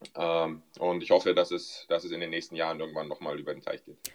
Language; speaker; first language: German; native; German